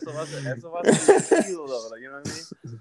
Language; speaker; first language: Spanish; early bilingual, heritage; English